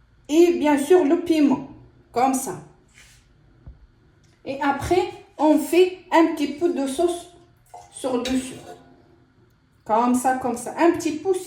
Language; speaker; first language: French; non-native, local second language; Arabic